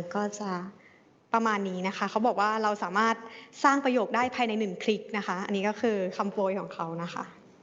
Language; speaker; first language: Thai; native; Thai